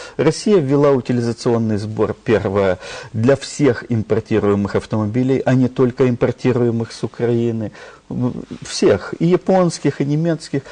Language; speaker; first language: Russian; native; Russian